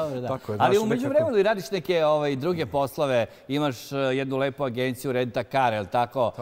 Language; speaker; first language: Serbian; native; Serbian